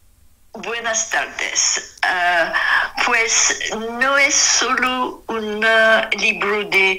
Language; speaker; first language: Spanish; non-native, fluent; Arabic